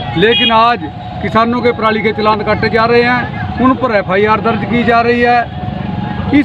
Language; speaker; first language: Hindi; native; Hindi